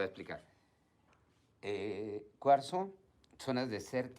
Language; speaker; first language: Spanish; native; Spanish